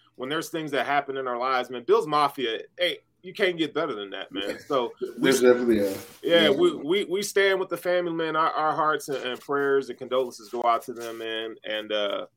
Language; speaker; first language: English; native; English